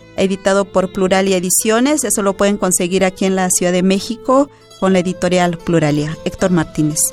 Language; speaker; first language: Spanish; non-native, local second language; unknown